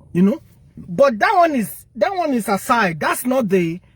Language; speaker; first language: English; non-native, local second language; Yoruba